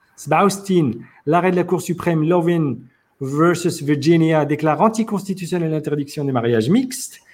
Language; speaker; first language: French; non-native, local second language; Arabic